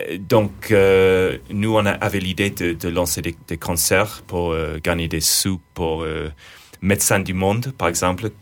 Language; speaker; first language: French; non-native, fluent; English